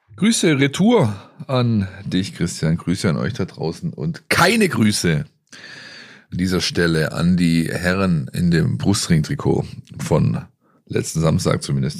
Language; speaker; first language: German; native; German